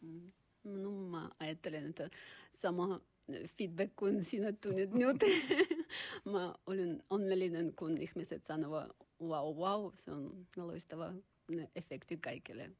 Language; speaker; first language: Finnish; non-native, learner; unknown